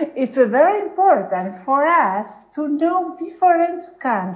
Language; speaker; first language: English; non-native, learner; Spanish